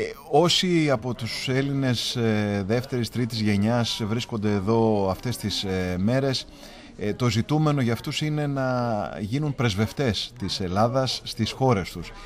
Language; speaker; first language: Greek; native; Greek